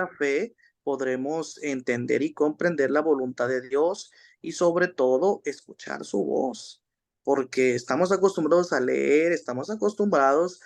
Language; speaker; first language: Spanish; native; Spanish